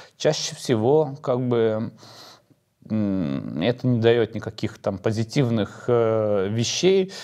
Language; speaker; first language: Russian; non-native, fluent; Lithuanian